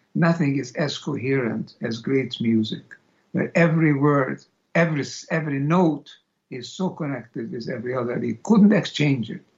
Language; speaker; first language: English; non-native, fluent; Hungarian